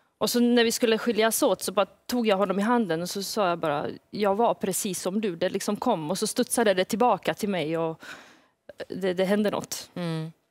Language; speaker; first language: Swedish; early bilingual, other home language; Bosnian